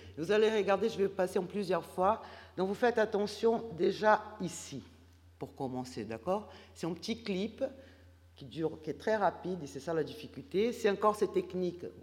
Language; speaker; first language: French; non-native, fluent; Portuguese